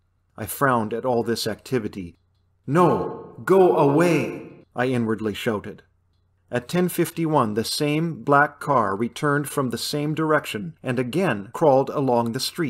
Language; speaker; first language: English; native; English